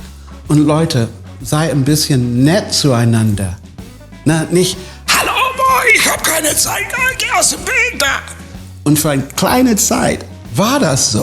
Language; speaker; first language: German; non-native, fluent; English